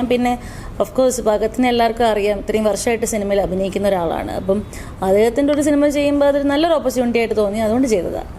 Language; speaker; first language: Malayalam; native; Malayalam